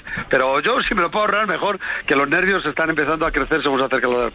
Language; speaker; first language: Spanish; native; Spanish